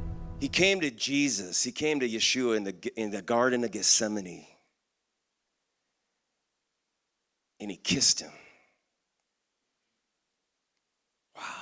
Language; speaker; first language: English; native; English